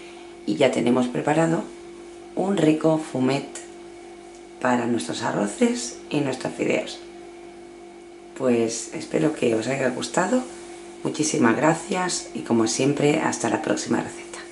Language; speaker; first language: Spanish; native; Spanish